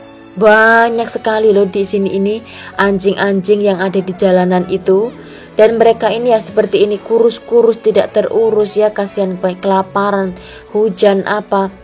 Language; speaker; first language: Indonesian; non-native, local second language; Javanese